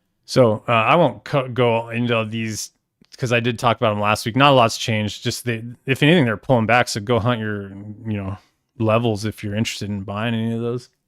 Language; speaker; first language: English; native; English